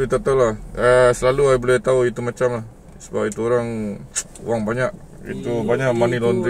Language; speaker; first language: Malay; non-native, local second language; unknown